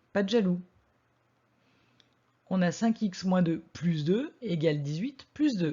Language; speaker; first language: French; native; French